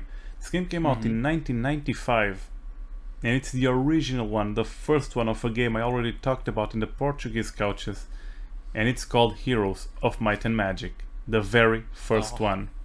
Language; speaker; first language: English; non-native, fluent; Portuguese